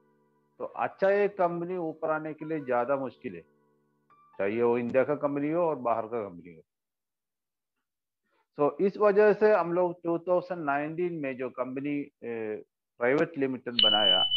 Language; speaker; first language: Hindi; non-native, local second language; Malayalam